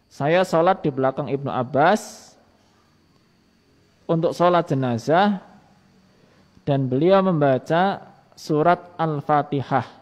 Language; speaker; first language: Indonesian; non-native, local second language; Javanese